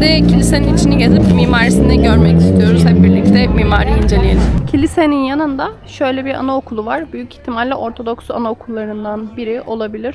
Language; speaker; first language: Turkish; native; Turkish